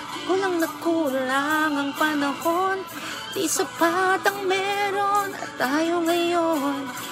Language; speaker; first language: Filipino; native; Filipino